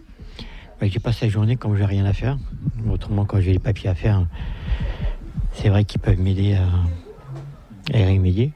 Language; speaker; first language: French; native; French